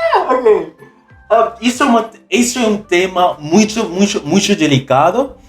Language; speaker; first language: Portuguese; non-native, learner; English